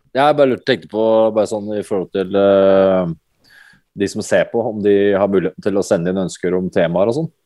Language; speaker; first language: Norwegian; native; Norwegian